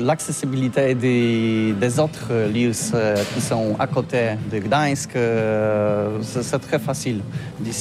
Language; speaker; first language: French; non-native, learner; Polish